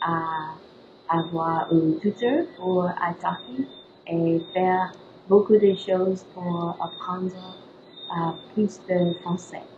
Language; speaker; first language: French; non-native, learner; English